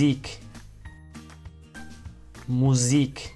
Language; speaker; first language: German; non-native, fluent; Amharic